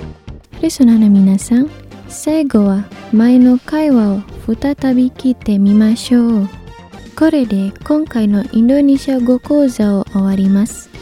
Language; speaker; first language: Japanese; non-native, fluent; Indonesian